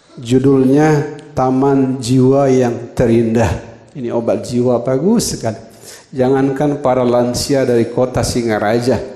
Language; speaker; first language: Indonesian; non-native, local second language; Balinese